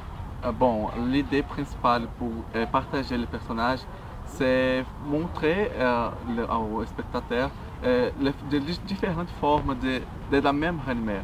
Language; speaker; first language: French; non-native, learner; Portuguese